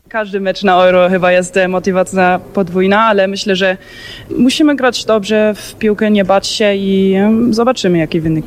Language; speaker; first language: Polish; early bilingual, heritage; German